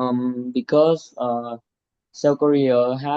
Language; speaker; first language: English; non-native, learner; Vietnamese